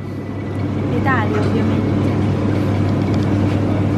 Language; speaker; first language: Italian; native; Italian